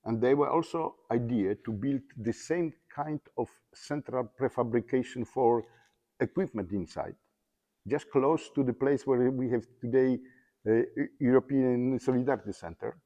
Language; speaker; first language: English; non-native, learner; Polish